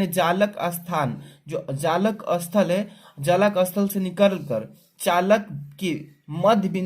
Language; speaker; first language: Hindi; native; Hindi